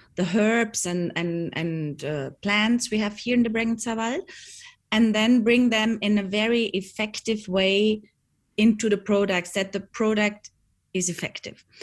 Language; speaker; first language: English; non-native, fluent; German